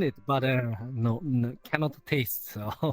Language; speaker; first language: English; non-native, learner; Japanese